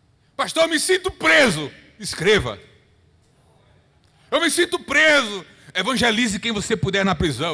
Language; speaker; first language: Portuguese; native; Portuguese